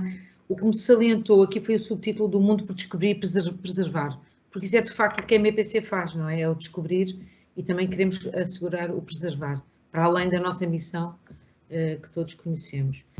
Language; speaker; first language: Portuguese; native; Portuguese